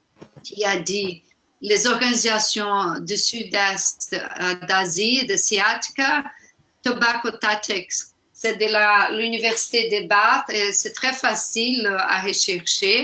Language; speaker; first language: French; non-native, fluent; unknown